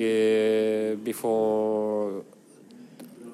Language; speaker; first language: English; non-native, learner; Turkish